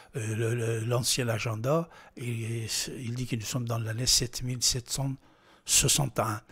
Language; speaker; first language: French; non-native, fluent; Persian